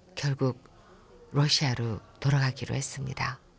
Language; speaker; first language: Korean; native; Korean